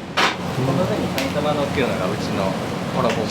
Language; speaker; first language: Japanese; native; Japanese